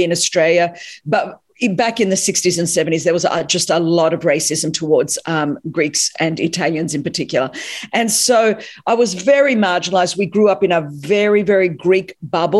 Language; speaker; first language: English; non-native, local second language; Greek